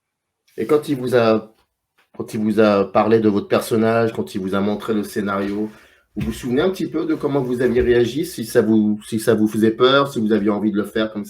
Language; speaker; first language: French; native; French